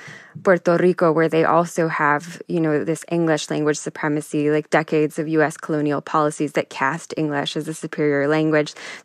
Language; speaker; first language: English; early bilingual, other home language; Spanish